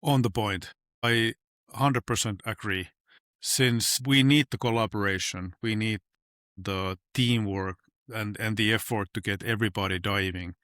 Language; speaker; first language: English; non-native, fluent; Finnish